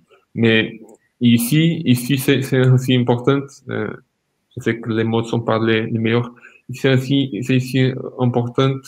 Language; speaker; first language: French; non-native, fluent; Portuguese